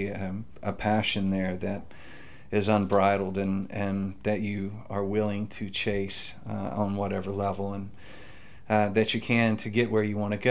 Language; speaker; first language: English; native; English